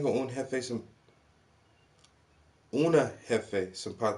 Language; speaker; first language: Spanish; non-native, learner; English